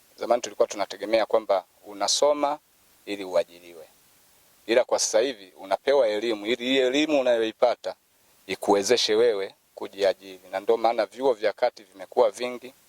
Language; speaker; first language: Swahili; native; Swahili